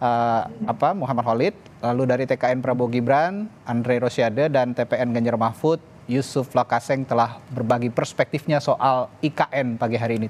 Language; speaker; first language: Indonesian; native; Indonesian